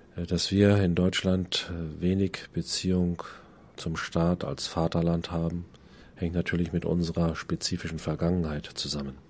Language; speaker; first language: German; native; German